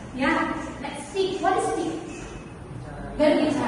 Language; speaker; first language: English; non-native, fluent; Indonesian